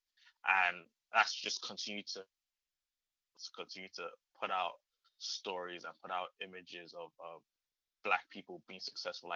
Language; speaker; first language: English; non-native, local second language; Yoruba